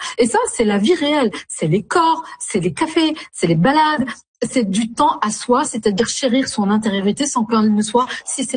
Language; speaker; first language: French; native; French